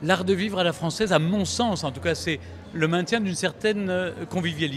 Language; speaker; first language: French; native; French